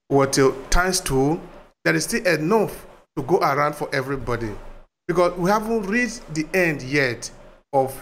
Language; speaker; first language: English; non-native, local second language; Bini